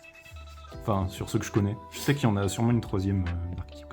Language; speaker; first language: French; native; French